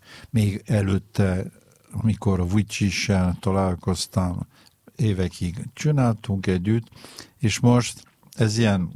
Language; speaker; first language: Hungarian; non-native, fluent; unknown